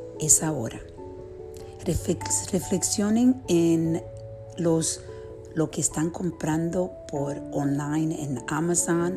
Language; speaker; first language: Spanish; early bilingual, heritage; Spanish